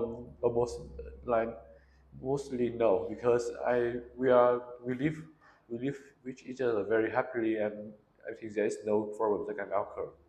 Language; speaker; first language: English; non-native, learner; Vietnamese